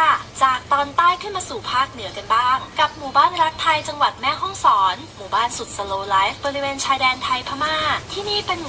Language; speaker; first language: Thai; native; Thai